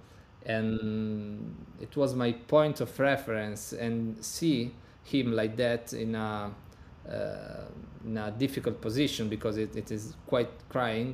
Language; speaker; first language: English; non-native, learner; Italian